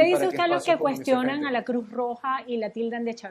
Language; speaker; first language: Spanish; native; Spanish